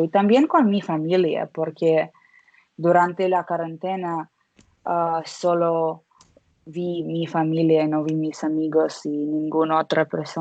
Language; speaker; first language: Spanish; non-native, learner; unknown